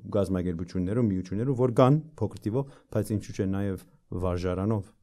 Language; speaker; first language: Armenian; early bilingual, heritage; Armenian